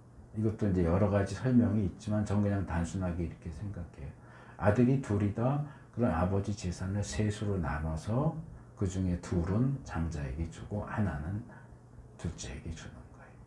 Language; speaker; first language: Korean; native; Korean